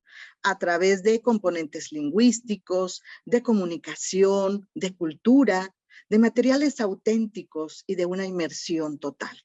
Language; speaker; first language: Spanish; native; Spanish